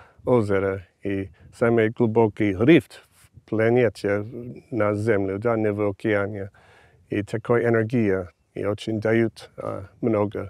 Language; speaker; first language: Russian; non-native, fluent; English